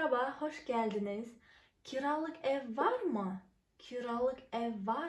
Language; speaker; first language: Turkish; non-native, fluent; Kazakh